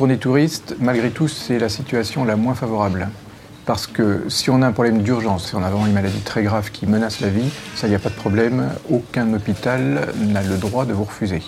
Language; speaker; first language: French; native; French